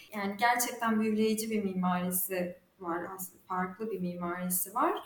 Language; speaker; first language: Turkish; native; Turkish